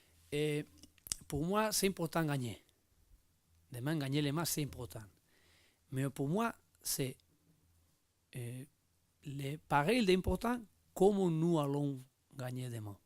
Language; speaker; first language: French; non-native, learner; Spanish